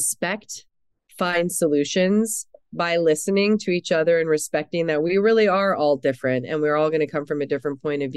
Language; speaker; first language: English; native; English